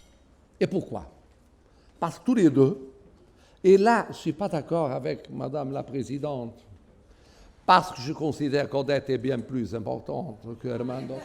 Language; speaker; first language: French; non-native, fluent; Portuguese